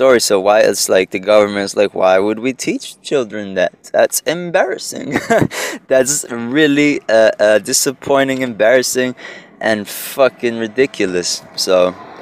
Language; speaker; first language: English; early bilingual, other home language; Spanish